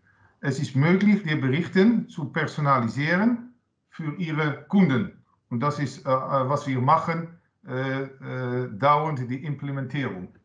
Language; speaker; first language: German; non-native, learner; Dutch